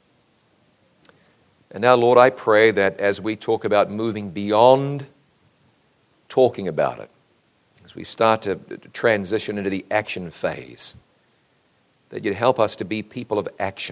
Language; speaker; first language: English; native; English